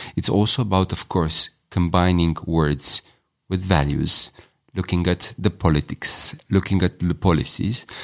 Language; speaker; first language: English; non-native, fluent; Romanian